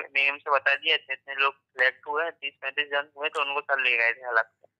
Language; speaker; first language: Hindi; native; Hindi